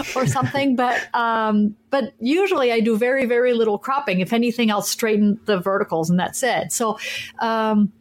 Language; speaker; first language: English; non-native, fluent; French